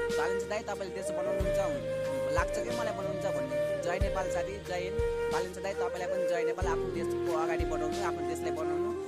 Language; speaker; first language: Nepali; native; Nepali